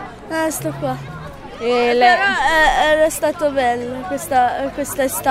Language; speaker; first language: Italian; non-native, learner; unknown